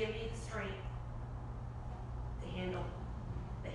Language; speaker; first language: English; native; English